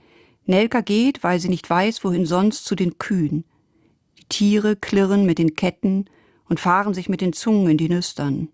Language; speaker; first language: German; native; German